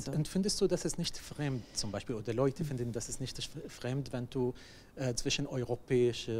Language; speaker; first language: German; non-native, learner; Arabic